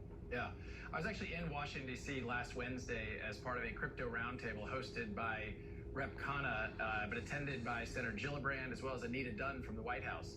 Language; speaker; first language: English; native; English